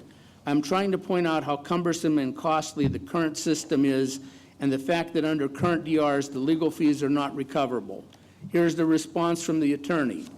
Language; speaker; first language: English; native; English